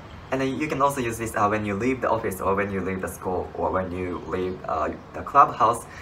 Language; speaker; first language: English; non-native, fluent; Japanese